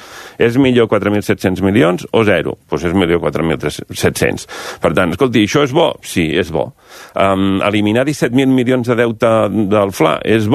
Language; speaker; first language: Catalan; native; Catalan